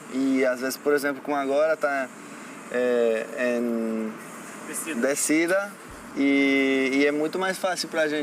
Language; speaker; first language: Portuguese; non-native, local second language; Spanish